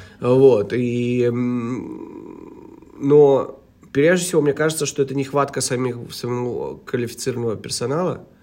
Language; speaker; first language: Russian; early bilingual, heritage; Russian